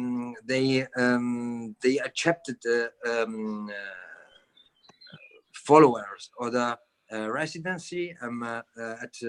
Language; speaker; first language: English; non-native, learner; Italian